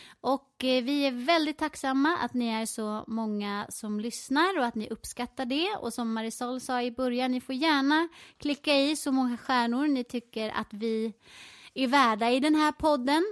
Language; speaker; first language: Swedish; native; Swedish